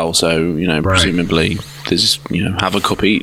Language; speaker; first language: English; native; English